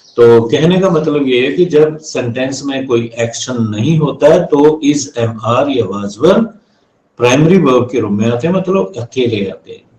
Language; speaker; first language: Hindi; native; Hindi